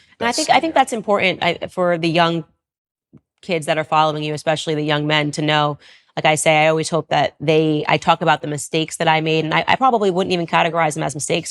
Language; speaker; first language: English; native; English